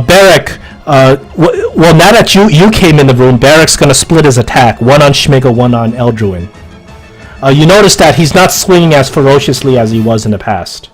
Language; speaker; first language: English; native; English